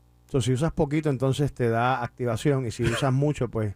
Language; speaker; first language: Spanish; early bilingual, heritage; Spanish